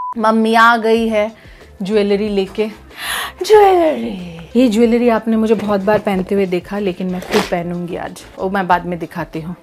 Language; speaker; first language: Hindi; non-native, local second language; Bangla